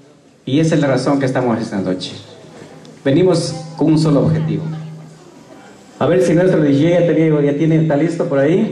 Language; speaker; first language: Spanish; native; Spanish